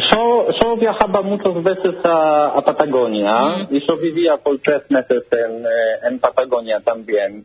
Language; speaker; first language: Spanish; non-native, learner; Polish